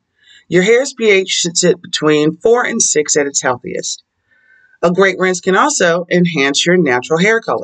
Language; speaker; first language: English; native; English